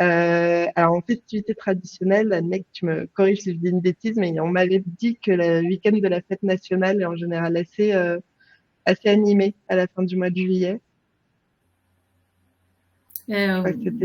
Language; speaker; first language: French; native; French